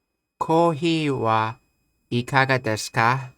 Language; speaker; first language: Japanese; non-native, learner; English